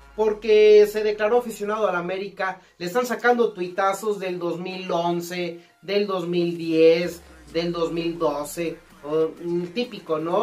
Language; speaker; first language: Spanish; native; Spanish